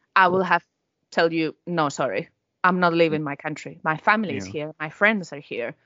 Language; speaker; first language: English; non-native, fluent; Spanish